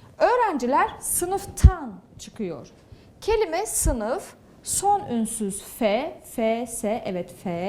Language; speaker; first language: Turkish; native; Turkish